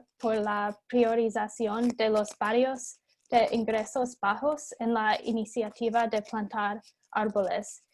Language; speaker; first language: Spanish; non-native, fluent; English